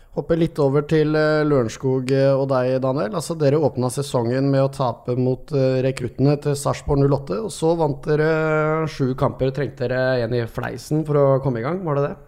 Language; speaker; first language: Norwegian; native; Norwegian